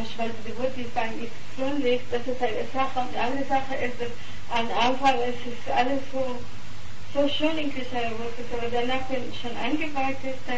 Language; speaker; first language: German; non-native, learner; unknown